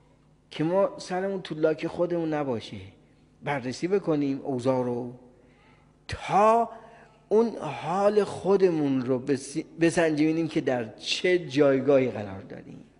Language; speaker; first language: Persian; native; Persian